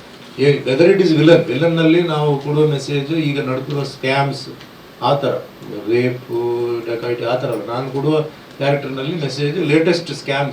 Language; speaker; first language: Kannada; early bilingual, other home language; Tulu